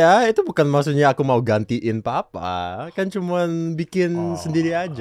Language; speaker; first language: Indonesian; non-native, local second language; English